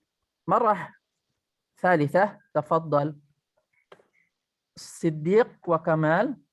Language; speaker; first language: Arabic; non-native, fluent; Indonesian